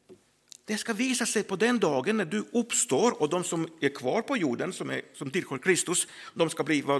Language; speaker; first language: Swedish; non-native, fluent; Croatian